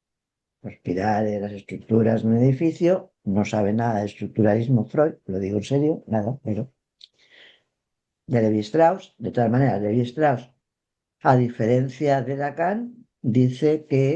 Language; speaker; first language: Spanish; native; Spanish